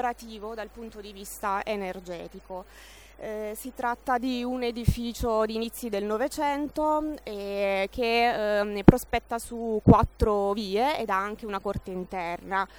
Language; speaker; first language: Italian; native; Italian